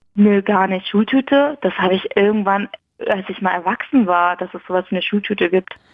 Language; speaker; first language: German; early bilingual, other home language; Persian